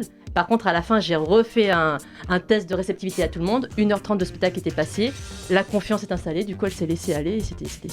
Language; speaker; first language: French; native; French